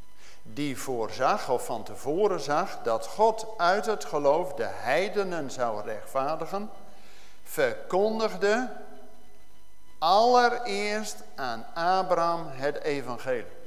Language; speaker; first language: Dutch; native; Dutch